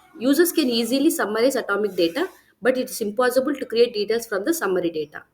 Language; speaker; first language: English; non-native, local second language; Telugu